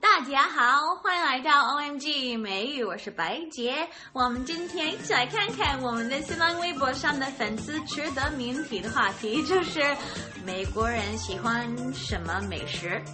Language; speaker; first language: Chinese; non-native, fluent; English